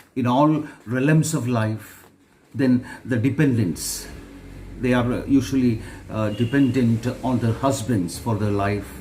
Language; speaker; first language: English; non-native, local second language; Malayalam